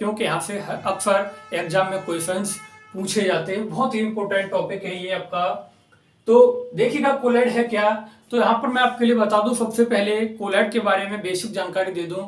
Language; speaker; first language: Hindi; native; Hindi